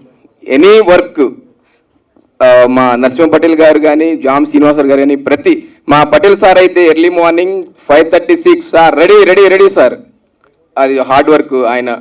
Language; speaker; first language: Telugu; native; Telugu